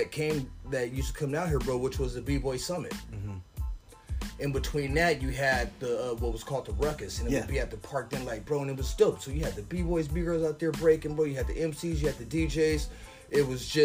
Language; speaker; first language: English; native; English